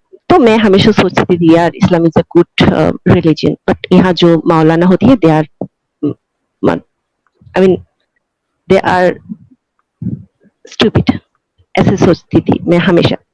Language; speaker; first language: Hindi; non-native, local second language; Bangla